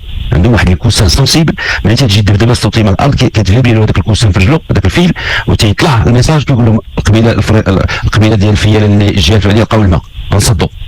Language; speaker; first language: Arabic; native; Arabic